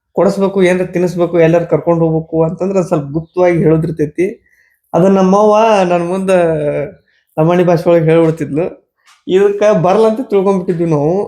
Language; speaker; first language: Kannada; non-native, local second language; Lambadi